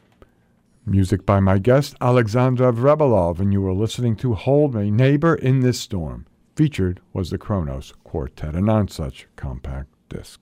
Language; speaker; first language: English; native; English